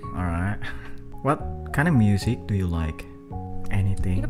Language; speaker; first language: English; non-native, fluent; Indonesian